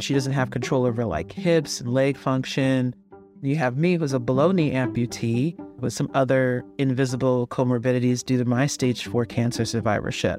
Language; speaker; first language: English; native; English